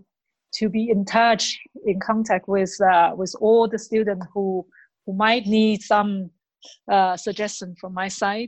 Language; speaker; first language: English; non-native, fluent; Chinese